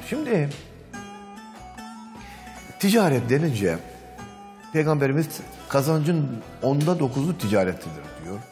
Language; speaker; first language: Turkish; native; Turkish